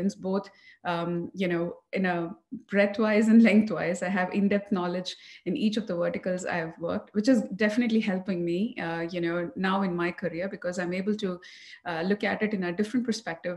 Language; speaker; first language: English; non-native, local second language; Tamil